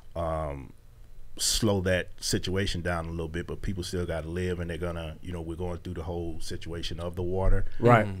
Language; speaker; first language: English; native; English